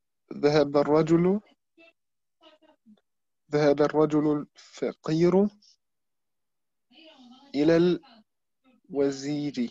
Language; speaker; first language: Arabic; non-native, learner; German